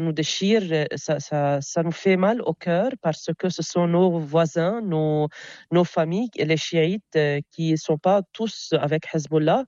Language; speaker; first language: French; non-native, local second language; Arabic